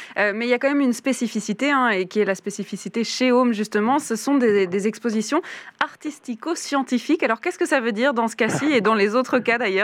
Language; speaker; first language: French; native; French